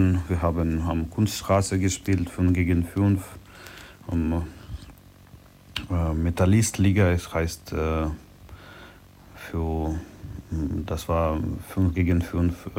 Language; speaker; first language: German; non-native, learner; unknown